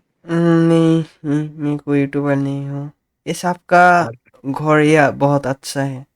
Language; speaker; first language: Hindi; non-native, learner; Bangla